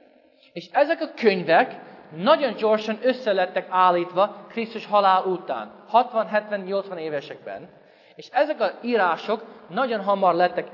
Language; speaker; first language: Hungarian; non-native, fluent; English